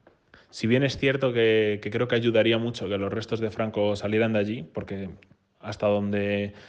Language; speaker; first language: Spanish; native; Spanish